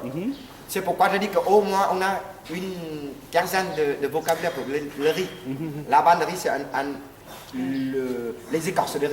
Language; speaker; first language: French; non-native, learner; Vietnamese